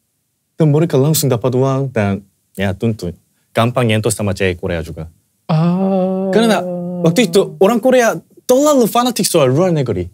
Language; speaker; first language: Indonesian; non-native, fluent; Korean